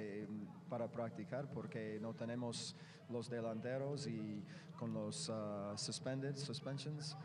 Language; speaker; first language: Spanish; non-native, learner; English